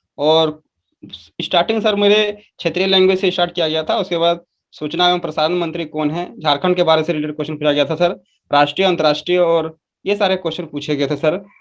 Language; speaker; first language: Hindi; non-native, local second language; Magahi